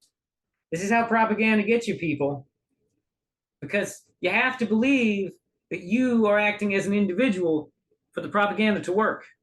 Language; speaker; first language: English; native; English